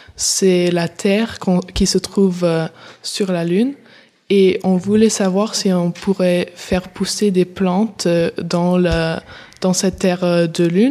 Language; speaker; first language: French; early bilingual, heritage; English